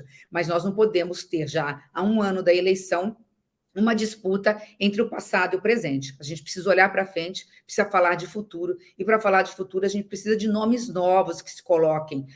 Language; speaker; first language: Portuguese; native; Portuguese